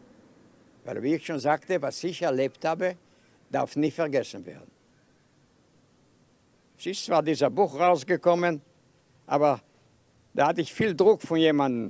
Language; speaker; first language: German; non-native, fluent; Yiddish